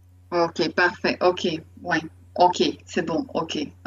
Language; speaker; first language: French; native; French